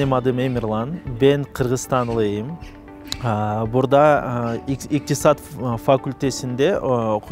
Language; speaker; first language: Turkish; non-native, learner; Kyrgyz